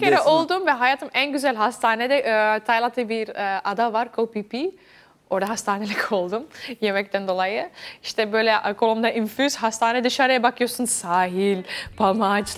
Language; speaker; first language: Turkish; early bilingual, heritage; Dutch